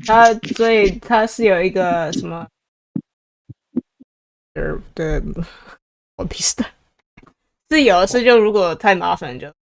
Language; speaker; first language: Chinese; early bilingual, heritage; Chinese